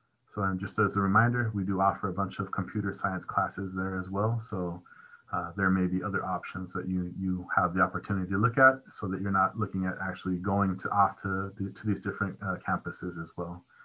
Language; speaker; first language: English; early bilingual, other home language; Spanish